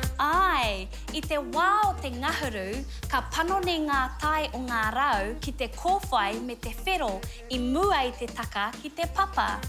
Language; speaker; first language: Māori; native; Māori